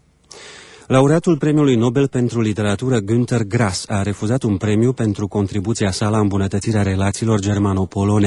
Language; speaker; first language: Romanian; native; Romanian